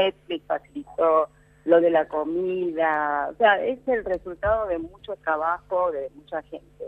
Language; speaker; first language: Spanish; early bilingual, other home language; Korean